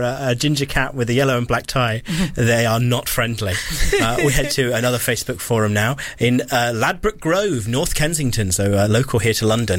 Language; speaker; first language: English; native; English